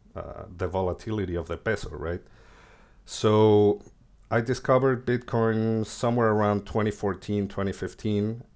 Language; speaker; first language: English; early bilingual, other home language; Spanish